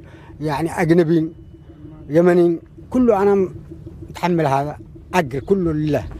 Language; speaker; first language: Arabic; native; Arabic